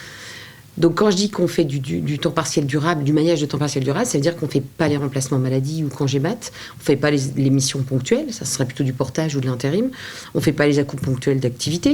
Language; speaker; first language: French; native; French